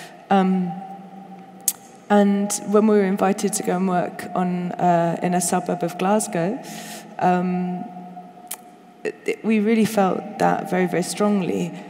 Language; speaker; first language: English; native; English